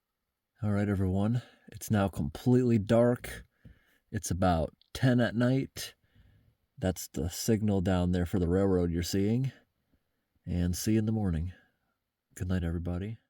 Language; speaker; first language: English; native; English